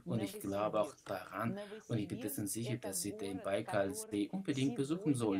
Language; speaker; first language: German; non-native, fluent; Russian